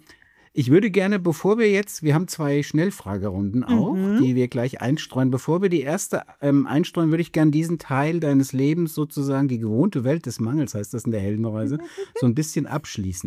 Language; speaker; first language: German; native; German